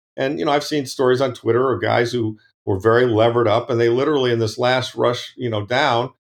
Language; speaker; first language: English; native; English